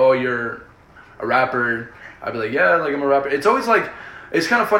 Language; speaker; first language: English; early bilingual, other home language; Spanish